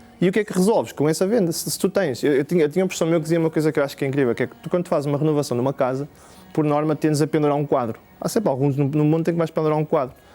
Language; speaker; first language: Portuguese; native; Portuguese